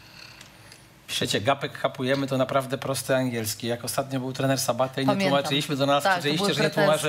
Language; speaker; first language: Polish; native; Polish